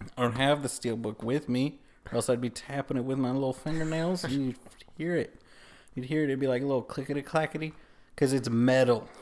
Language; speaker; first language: English; native; English